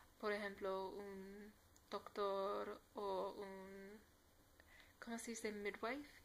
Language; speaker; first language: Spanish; non-native, learner; English